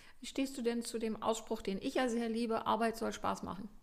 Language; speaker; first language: German; native; German